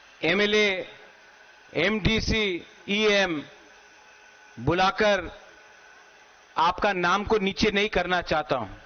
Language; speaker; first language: Hindi; non-native, local second language; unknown